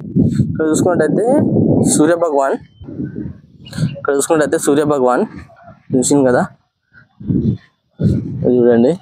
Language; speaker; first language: Telugu; native; Telugu